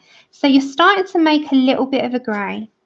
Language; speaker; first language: English; native; English